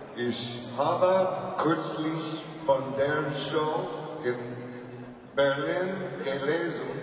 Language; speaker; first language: German; non-native, learner; English